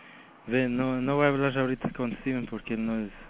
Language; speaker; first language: Spanish; early bilingual, heritage; Spanish